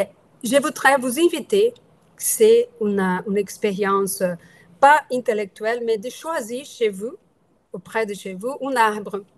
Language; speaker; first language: French; non-native, fluent; Portuguese